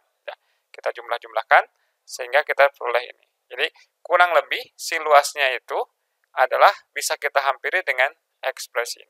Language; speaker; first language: Indonesian; native; Indonesian